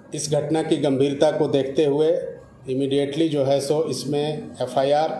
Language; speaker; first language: Hindi; non-native, local second language; Marathi